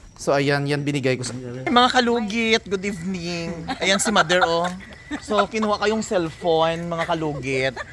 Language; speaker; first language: Filipino; non-native, local second language; Cebuano